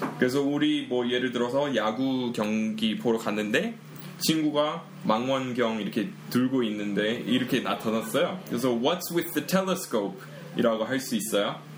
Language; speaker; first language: Korean; non-native, fluent; English